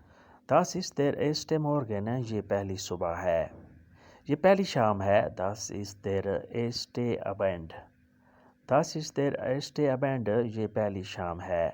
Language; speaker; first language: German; non-native, learner; Urdu